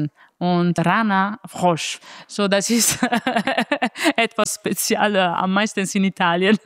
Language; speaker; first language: German; non-native, fluent; Italian